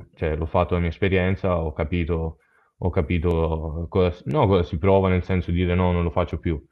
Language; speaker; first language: Italian; native; Italian